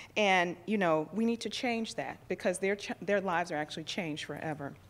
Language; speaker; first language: English; native; English